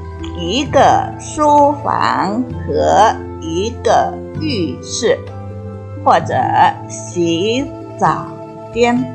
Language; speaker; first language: Chinese; non-native, fluent; Indonesian